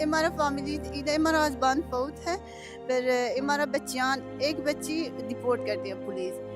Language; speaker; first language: Hindi; non-native, learner; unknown